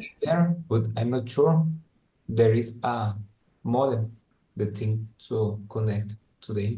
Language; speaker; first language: English; non-native, learner; Spanish